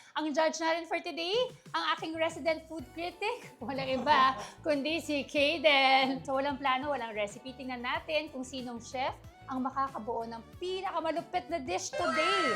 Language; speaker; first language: Filipino; native; Filipino